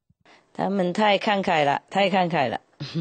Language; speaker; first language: Chinese; non-native, fluent; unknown